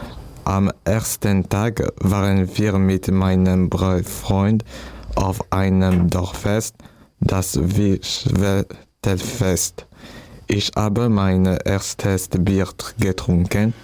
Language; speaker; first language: German; non-native, learner; French